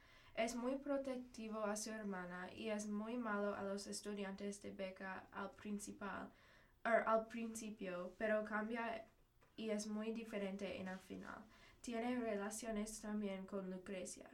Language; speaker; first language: Spanish; non-native, learner; English